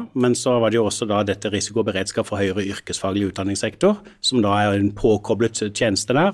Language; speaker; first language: Norwegian; native; Norwegian